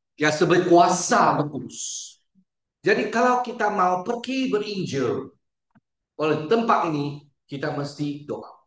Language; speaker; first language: Malay; non-native, local second language; Chinese